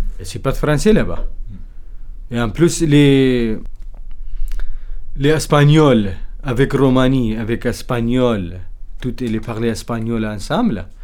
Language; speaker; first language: French; non-native, learner; Kurdish